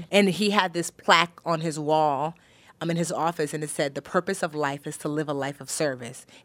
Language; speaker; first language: English; native; English